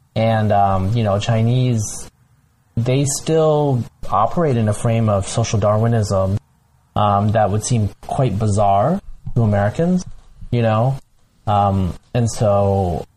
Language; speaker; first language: English; early bilingual, other home language; Bangla